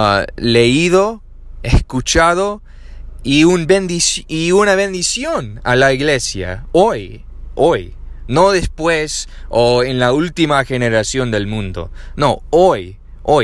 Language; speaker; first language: Spanish; non-native, learner; English